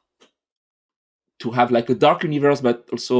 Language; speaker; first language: English; non-native, fluent; French